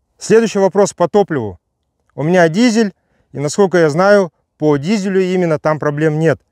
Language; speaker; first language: Russian; native; Russian